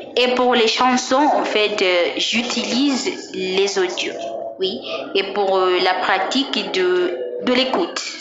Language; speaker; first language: French; non-native, fluent; Swahili